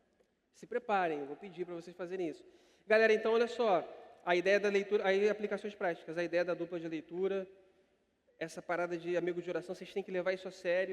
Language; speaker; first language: Portuguese; native; Portuguese